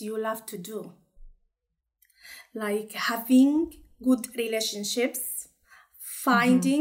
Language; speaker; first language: English; non-native, learner; Arabic